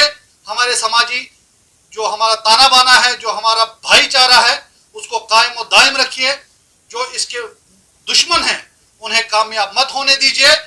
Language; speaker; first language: Hindi; non-native, local second language; Kashmiri